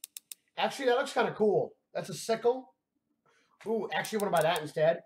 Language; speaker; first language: English; native; English